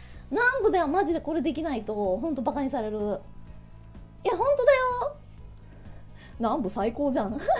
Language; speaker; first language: Japanese; early bilingual, heritage; Japanese